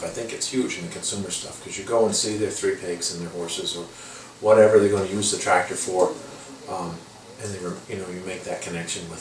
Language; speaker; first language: English; native; English